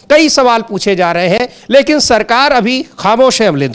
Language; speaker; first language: Hindi; native; Hindi